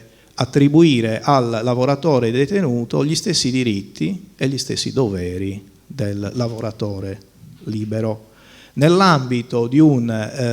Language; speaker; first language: Italian; native; Italian